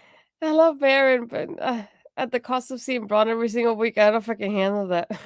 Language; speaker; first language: English; native; English